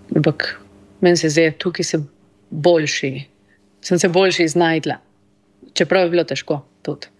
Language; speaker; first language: Slovenian; early bilingual, heritage; Slovenian